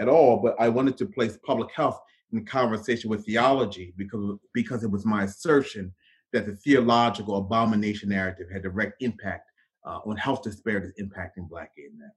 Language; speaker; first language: English; native; English